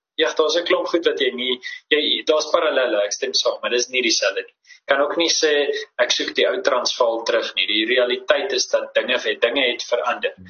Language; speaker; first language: Afrikaans; native; Afrikaans